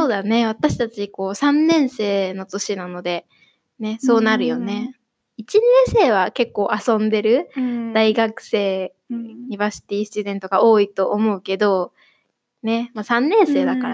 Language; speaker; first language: Japanese; native; Japanese